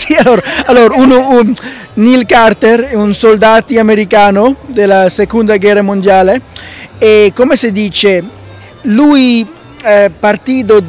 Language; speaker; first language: Italian; non-native, learner; English